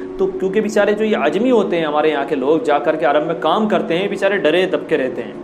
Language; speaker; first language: Urdu; native; Urdu